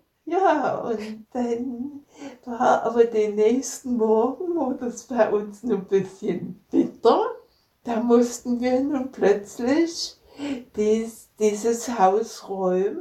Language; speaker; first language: German; native; German